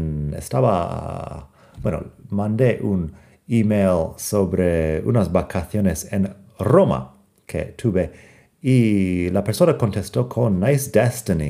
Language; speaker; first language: Spanish; non-native, fluent; English